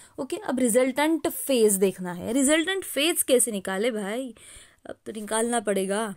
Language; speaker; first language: Hindi; non-native, local second language; Marathi